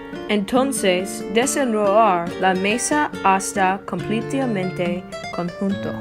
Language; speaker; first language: Spanish; non-native, learner; English